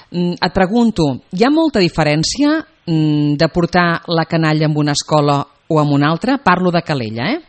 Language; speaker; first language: Catalan; native; Catalan